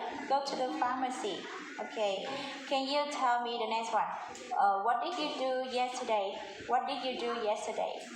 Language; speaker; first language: English; non-native, fluent; Vietnamese